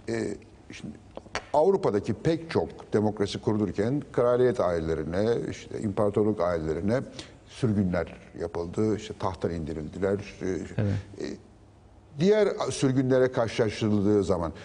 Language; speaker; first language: Turkish; native; Turkish